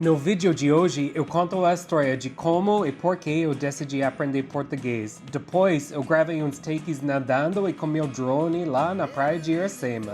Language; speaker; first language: Portuguese; non-native, fluent; English